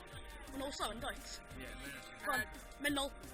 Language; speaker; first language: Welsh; non-native, local second language; English